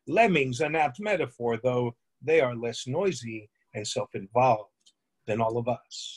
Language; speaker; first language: English; native; English